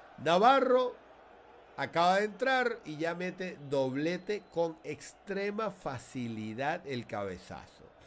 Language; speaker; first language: Spanish; native; Spanish